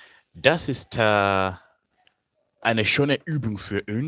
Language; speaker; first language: German; non-native, fluent; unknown